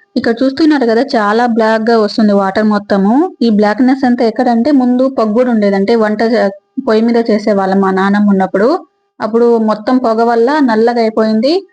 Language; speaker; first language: Telugu; native; Telugu